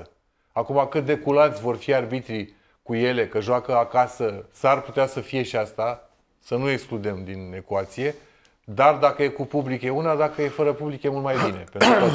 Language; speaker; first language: Romanian; native; Romanian